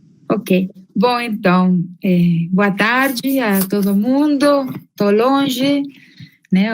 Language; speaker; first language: Portuguese; non-native, fluent; Spanish